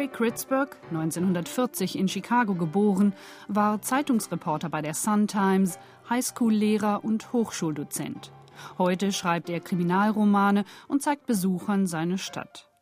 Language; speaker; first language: German; native; German